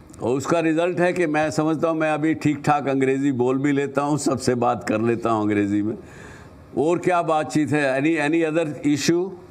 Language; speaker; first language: Hindi; native; Hindi